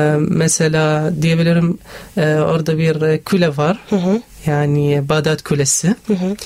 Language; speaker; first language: Turkish; non-native, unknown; Arabic